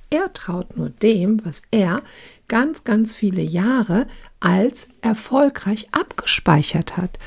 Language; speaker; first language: German; early bilingual, other home language; Croatian